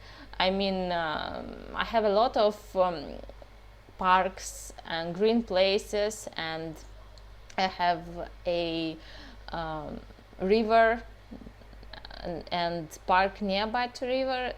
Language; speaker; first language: English; non-native, fluent; Russian